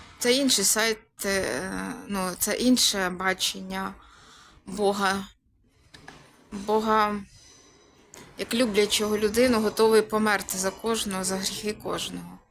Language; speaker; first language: Ukrainian; native; Ukrainian